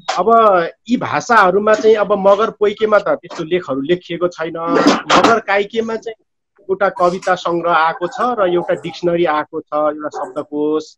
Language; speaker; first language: Nepali; non-native, local second language; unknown